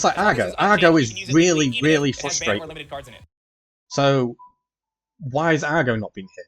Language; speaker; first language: English; native; English